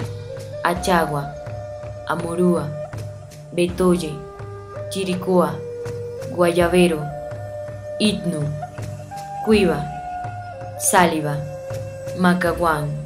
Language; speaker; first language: Spanish; native; Spanish